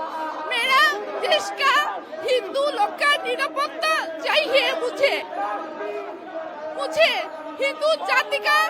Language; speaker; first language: Hindi; non-native, learner; Bangla